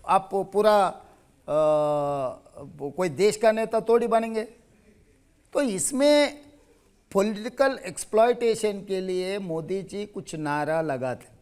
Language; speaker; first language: Hindi; non-native, local second language; Telugu